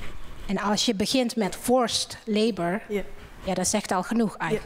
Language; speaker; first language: Dutch; non-native, fluent; Indonesian